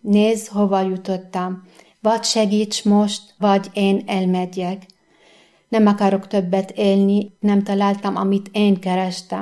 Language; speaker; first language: Hungarian; non-native, fluent; Arabic